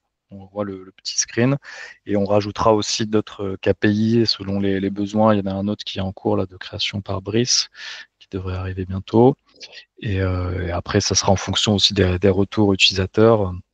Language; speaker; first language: French; native; French